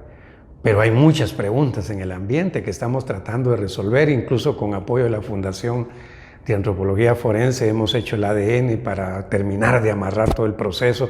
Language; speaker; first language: Spanish; native; Spanish